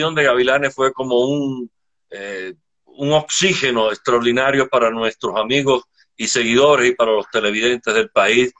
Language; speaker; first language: Spanish; native; Spanish